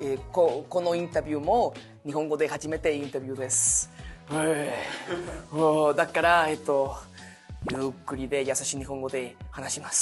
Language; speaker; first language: Japanese; non-native, learner; Spanish